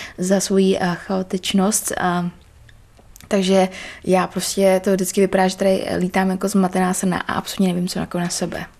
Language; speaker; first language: Czech; early bilingual, other home language; Vietnamese